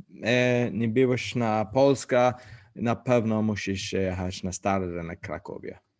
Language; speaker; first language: Polish; non-native, learner; English